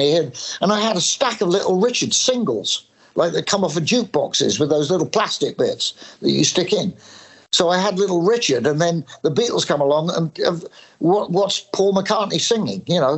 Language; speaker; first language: English; native; English